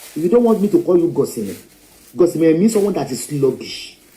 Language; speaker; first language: English; non-native, local second language; Yoruba